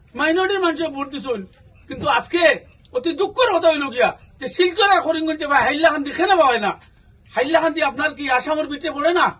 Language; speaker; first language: Bangla; native; Bangla